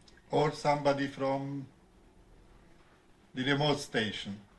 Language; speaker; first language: English; non-native, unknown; Hungarian